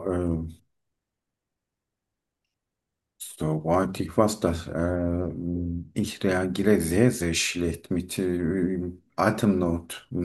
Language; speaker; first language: German; non-native, learner; Turkish